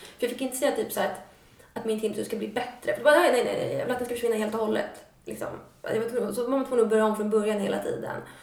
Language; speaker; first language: Swedish; native; Swedish